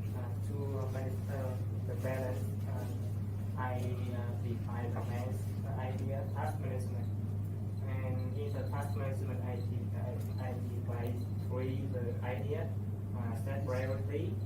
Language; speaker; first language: English; non-native, learner; Vietnamese